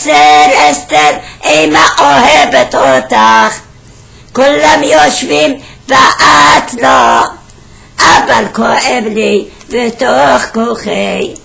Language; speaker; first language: Hebrew; non-native, fluent; Arabic